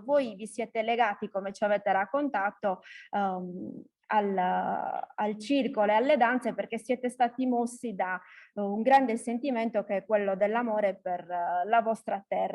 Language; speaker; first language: Italian; native; Italian